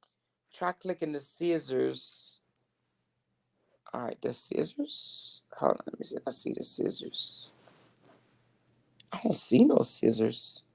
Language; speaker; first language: English; native; English